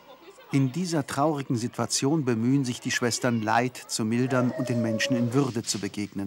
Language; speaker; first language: German; native; German